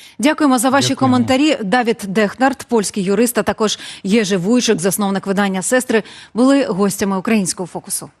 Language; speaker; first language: Ukrainian; native; Ukrainian